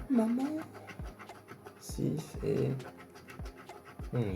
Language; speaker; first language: French; native; French